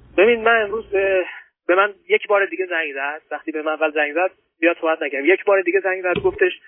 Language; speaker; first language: Persian; early bilingual, other home language; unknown